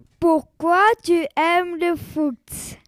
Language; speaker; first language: French; non-native, learner; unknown